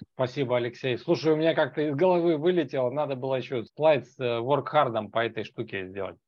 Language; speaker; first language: Russian; native; Russian